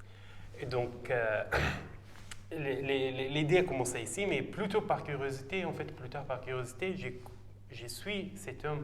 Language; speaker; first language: French; non-native, fluent; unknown